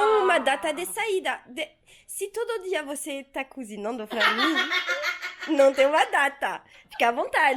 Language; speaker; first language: Portuguese; non-native, fluent; French